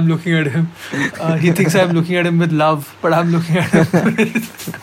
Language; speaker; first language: English; non-native, local second language; Hindi